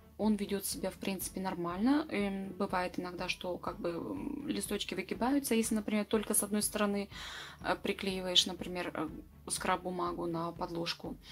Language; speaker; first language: Russian; native; Russian